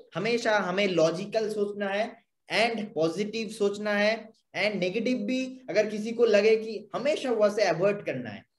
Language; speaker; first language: Hindi; non-native, local second language; Bangla